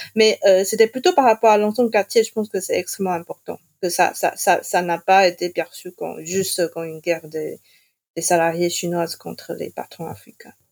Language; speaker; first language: French; non-native, fluent; Chinese